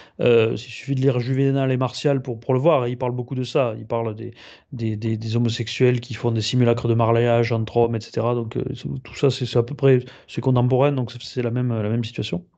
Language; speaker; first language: French; native; French